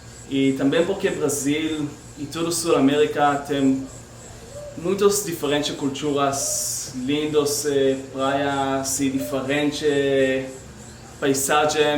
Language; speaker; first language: Portuguese; non-native, learner; Hebrew